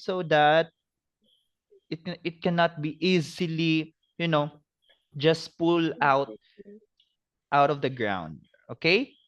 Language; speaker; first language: English; non-native, fluent; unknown